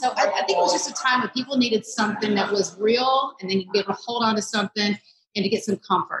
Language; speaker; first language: English; native; English